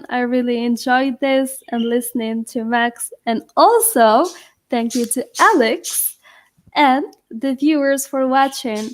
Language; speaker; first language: English; non-native, fluent; Arabic